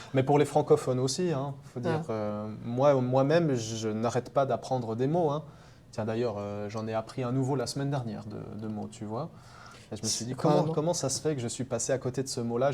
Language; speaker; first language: French; native; French